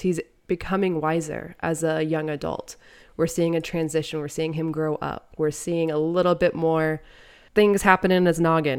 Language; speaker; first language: English; native; English